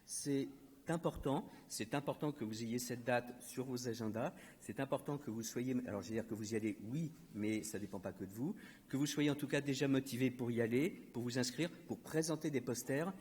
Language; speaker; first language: French; native; French